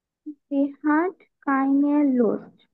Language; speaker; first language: German; non-native, learner; Bangla